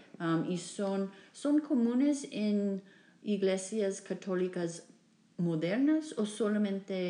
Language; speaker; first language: Spanish; non-native, fluent; English